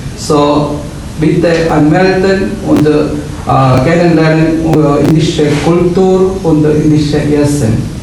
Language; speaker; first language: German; non-native, learner; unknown